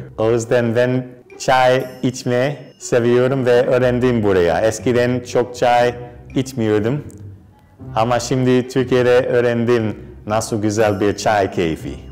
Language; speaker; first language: Turkish; non-native, learner; English